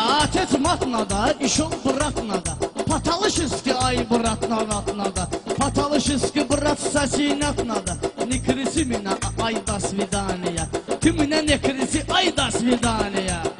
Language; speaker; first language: Russian; non-native, learner; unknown